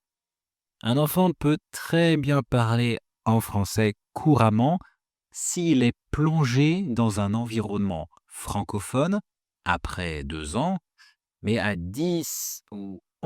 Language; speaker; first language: French; native; French